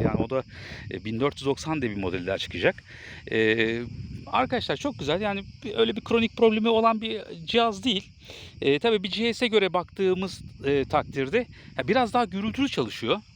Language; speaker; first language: Turkish; native; Turkish